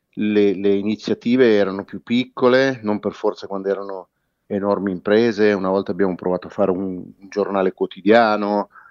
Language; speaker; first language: Italian; native; Italian